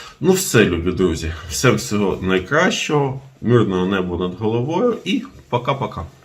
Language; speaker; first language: Ukrainian; non-native, local second language; Russian